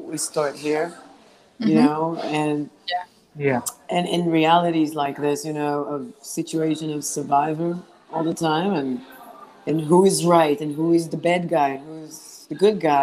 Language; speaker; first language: English; non-native, fluent; Hebrew